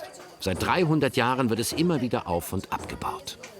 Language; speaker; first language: German; native; German